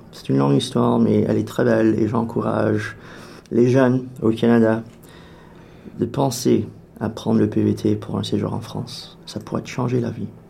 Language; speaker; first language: French; native; French